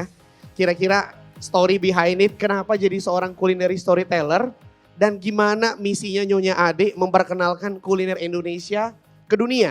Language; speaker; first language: Indonesian; native; Indonesian